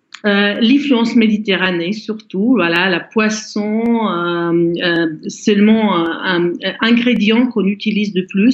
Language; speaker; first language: French; non-native, fluent; Croatian